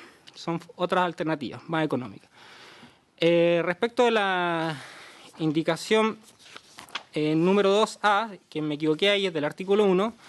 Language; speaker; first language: Spanish; native; Spanish